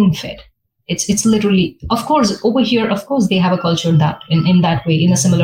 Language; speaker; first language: English; non-native, local second language; Malayalam